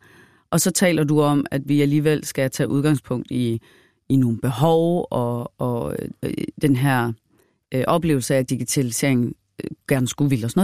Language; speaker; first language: Danish; native; Danish